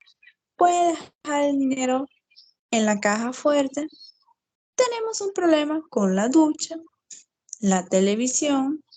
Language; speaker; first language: Spanish; non-native, learner; Portuguese